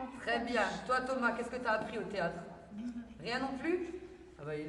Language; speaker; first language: French; native; French